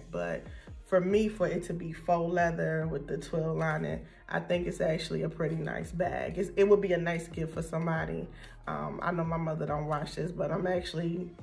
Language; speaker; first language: English; native; English